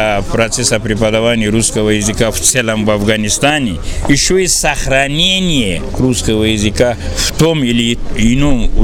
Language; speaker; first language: Russian; non-native, fluent; Pashto